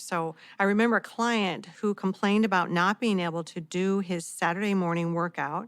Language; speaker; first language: English; native; English